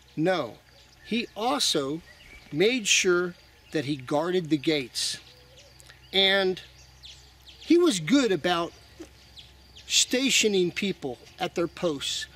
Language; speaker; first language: English; native; English